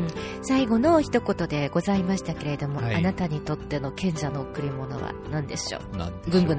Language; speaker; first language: Japanese; native; Japanese